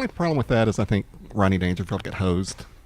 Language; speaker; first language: English; native; English